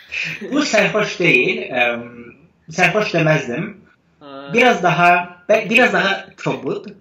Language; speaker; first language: Azerbaijani; non-native, fluent; Turkish